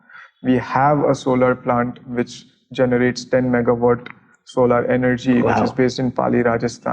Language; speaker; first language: English; non-native, local second language; Gujarati